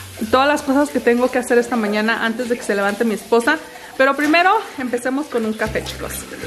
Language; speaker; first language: Spanish; early bilingual, heritage; Spanish